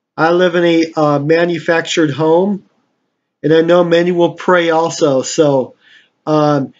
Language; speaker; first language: English; native; English